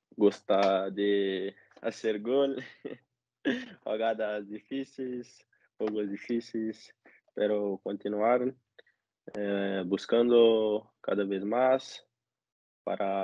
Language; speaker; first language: Spanish; non-native, learner; Portuguese